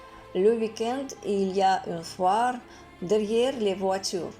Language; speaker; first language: French; non-native, fluent; Russian